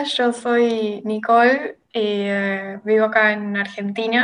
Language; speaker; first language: English; non-native, fluent; Spanish